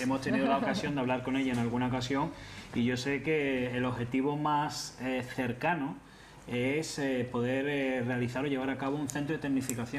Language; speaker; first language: Spanish; native; Spanish